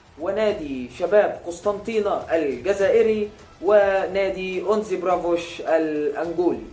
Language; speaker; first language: Arabic; native; Arabic